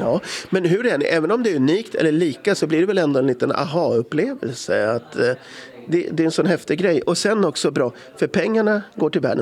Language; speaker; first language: Swedish; native; Swedish